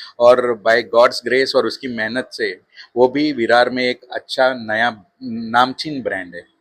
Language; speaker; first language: Hindi; non-native, local second language; Marathi